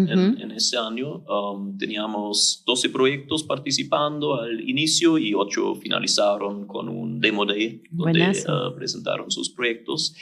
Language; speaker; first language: Spanish; non-native, fluent; German